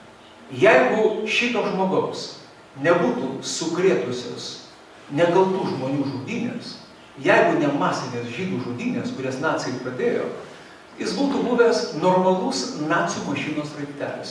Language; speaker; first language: Lithuanian; native; Lithuanian